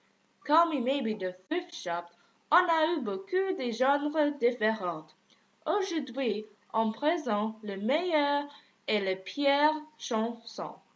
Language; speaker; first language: French; non-native, learner; English